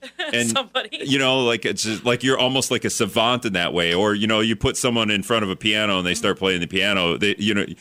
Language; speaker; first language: English; native; English